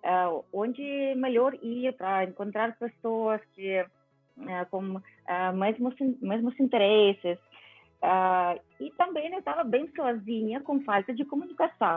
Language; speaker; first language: Portuguese; non-native, fluent; Ukrainian